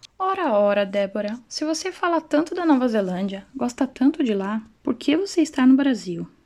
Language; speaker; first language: Portuguese; native; Portuguese